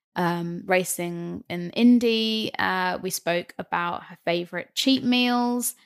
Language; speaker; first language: English; native; English